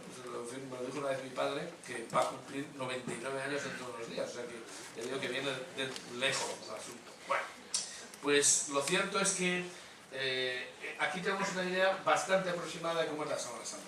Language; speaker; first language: Spanish; native; Spanish